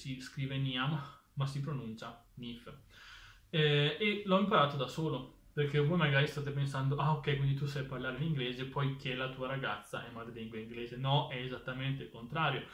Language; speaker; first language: Italian; native; Italian